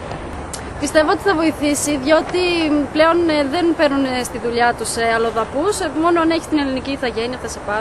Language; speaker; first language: Greek; early bilingual, other home language; Albanian